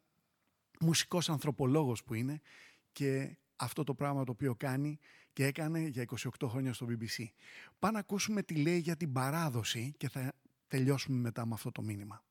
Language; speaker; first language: Greek; native; Greek